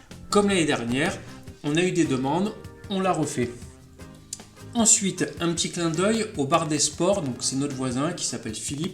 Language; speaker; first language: French; native; French